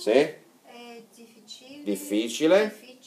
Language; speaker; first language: Italian; non-native, fluent; Russian